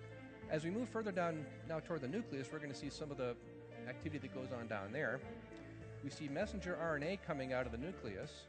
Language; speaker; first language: English; native; English